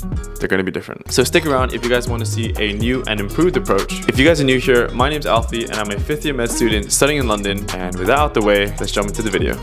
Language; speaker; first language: English; native; English